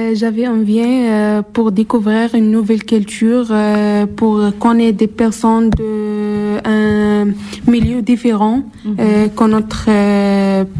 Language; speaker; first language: French; non-native, learner; Arabic